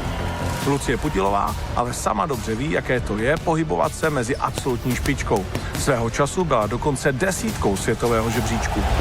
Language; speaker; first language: Czech; native; Czech